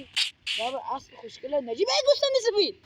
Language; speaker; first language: Persian; native; Persian